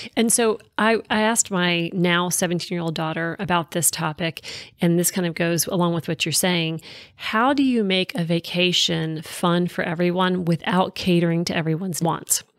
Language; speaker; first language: English; native; English